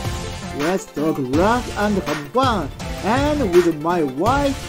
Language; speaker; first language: English; non-native, learner; Japanese